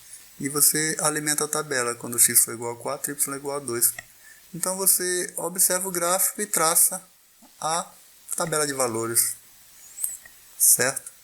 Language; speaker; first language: Portuguese; native; Portuguese